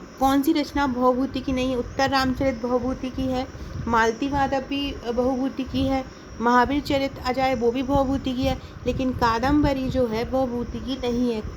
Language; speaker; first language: Hindi; native; Hindi